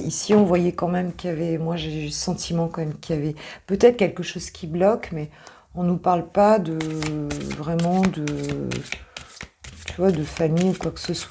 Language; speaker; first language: French; native; French